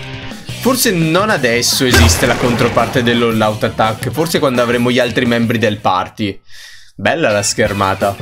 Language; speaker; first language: Italian; native; Italian